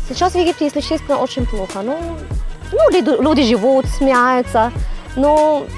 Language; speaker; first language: Russian; non-native, fluent; Arabic